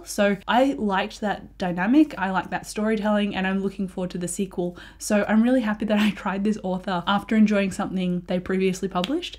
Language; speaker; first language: English; native; English